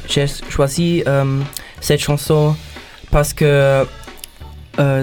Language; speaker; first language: French; non-native, learner; German